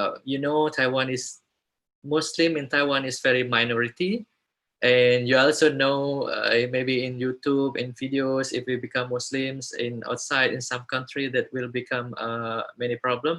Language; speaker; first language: English; non-native, fluent; Indonesian